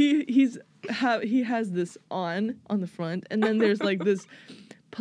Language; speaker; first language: English; non-native, fluent; Swedish